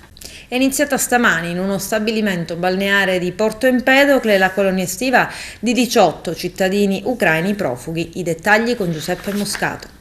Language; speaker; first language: Italian; native; Italian